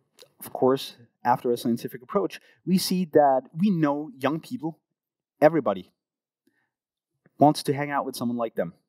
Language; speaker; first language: English; non-native, fluent; Danish